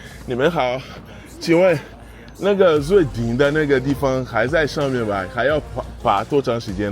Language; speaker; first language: Chinese; non-native, fluent; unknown